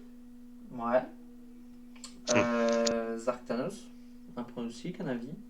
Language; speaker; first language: French; native; French